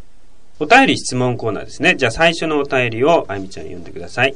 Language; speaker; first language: Japanese; native; Japanese